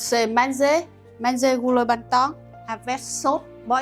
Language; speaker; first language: French; non-native, learner; Vietnamese